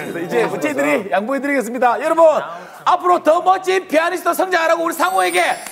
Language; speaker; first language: Korean; native; Korean